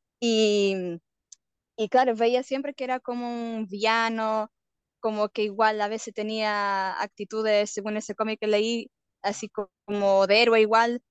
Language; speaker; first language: Spanish; non-native, fluent; Portuguese